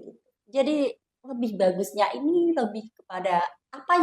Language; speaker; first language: Indonesian; non-native, local second language; Javanese